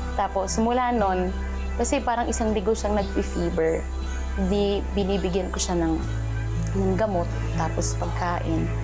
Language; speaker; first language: Filipino; native; Filipino